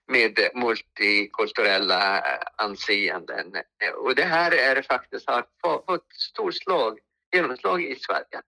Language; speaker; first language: Swedish; non-native, fluent; Arabic